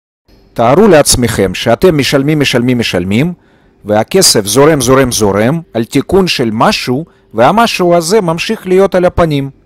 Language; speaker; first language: Hebrew; native; Hebrew